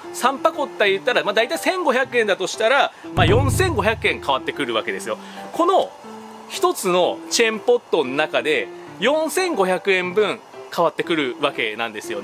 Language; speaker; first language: Japanese; native; Japanese